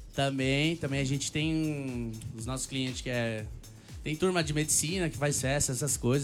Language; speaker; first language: Portuguese; early bilingual, heritage; Portuguese